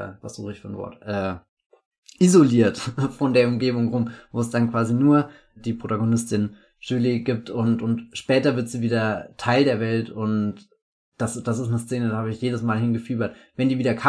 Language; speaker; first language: German; native; German